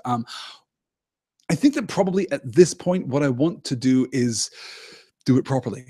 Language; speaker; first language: English; native; English